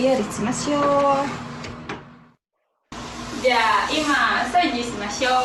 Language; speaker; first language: Japanese; non-native, learner; Indonesian